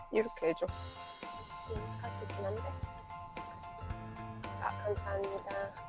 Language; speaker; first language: Korean; non-native, fluent; Arabic